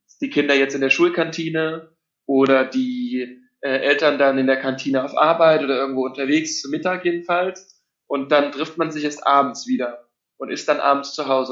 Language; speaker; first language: German; native; German